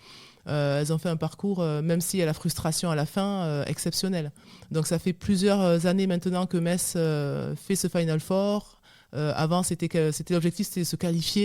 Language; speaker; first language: French; native; French